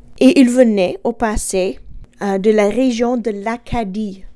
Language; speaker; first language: French; non-native, fluent; English